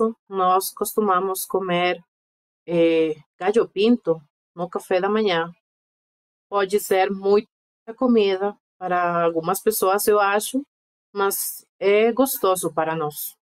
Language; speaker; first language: Portuguese; non-native, fluent; Spanish